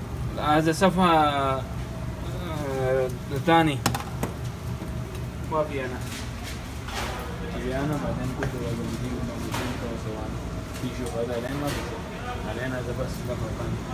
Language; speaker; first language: Arabic; non-native, learner; Urdu